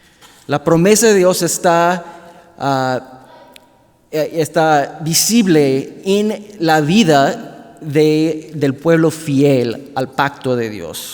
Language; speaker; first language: Spanish; non-native, fluent; English